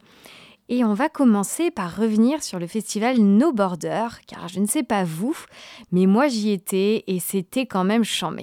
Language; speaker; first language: French; native; French